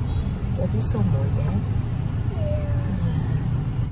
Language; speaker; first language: Dutch; non-native, fluent; Filipino